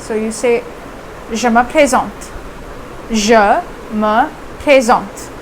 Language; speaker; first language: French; non-native, fluent; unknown